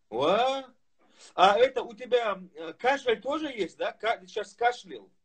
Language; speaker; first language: Russian; non-native, fluent; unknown